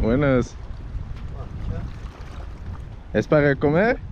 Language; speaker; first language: Spanish; non-native, learner; Dutch